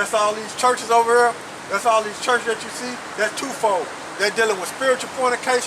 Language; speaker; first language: English; native; English